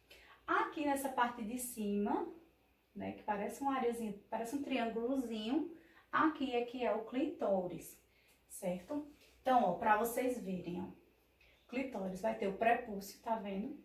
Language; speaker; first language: Portuguese; native; Portuguese